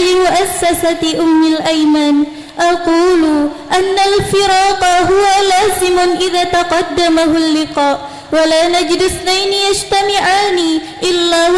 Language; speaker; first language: Arabic; non-native, learner; Indonesian